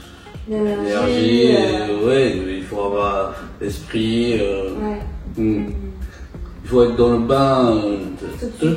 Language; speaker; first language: French; non-native, fluent; Japanese